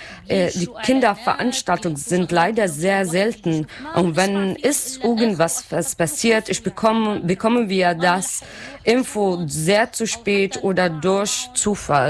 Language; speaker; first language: German; non-native, learner; Arabic